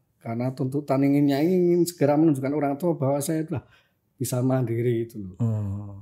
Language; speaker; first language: Indonesian; non-native, local second language; Javanese